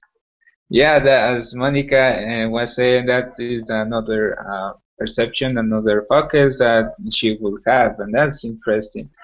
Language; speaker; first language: English; non-native, fluent; Spanish